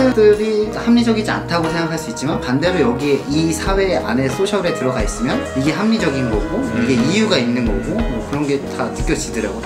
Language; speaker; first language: Korean; native; Korean